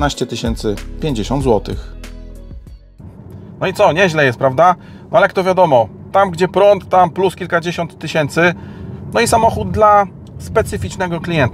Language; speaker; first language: Polish; native; Polish